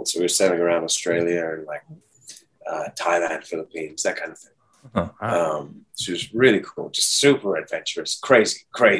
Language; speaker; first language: English; native; English